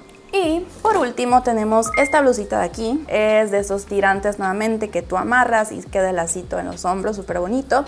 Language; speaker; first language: Spanish; native; Spanish